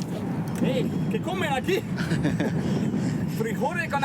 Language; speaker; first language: Spanish; non-native, learner; French